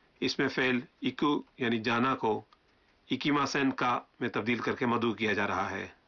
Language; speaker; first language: Urdu; native; Urdu